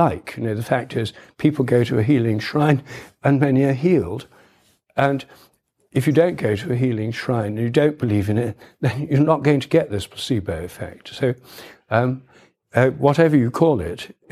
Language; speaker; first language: English; native; English